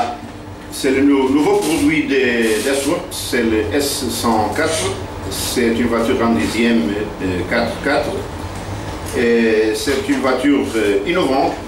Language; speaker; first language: French; non-native, fluent; Portuguese